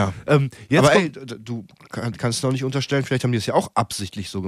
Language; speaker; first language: German; native; German